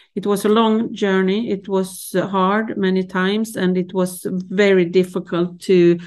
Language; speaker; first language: English; non-native, fluent; Swedish